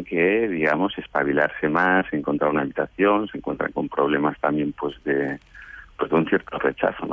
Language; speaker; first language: Spanish; native; Spanish